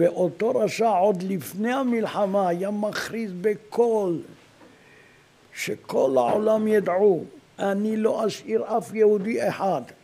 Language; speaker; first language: Hebrew; non-native, fluent; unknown